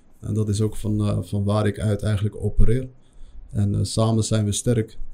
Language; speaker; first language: Dutch; early bilingual, other home language; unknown